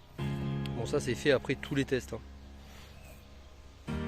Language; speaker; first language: French; native; French